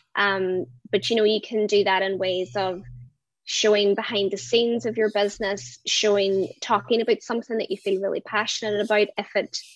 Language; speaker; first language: English; native; English